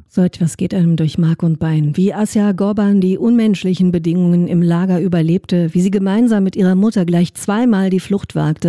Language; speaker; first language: German; native; German